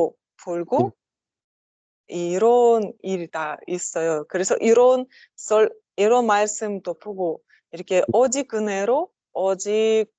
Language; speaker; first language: Korean; non-native, learner; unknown